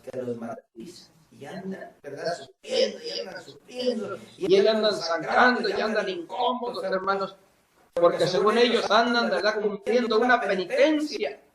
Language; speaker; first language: Spanish; native; Spanish